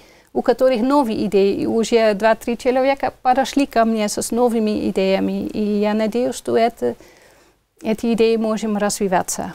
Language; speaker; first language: Russian; non-native, fluent; Dutch